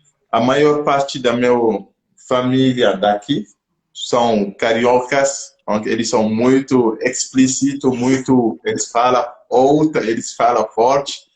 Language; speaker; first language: Portuguese; non-native, local second language; French